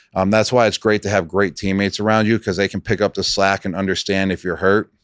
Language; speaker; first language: English; native; English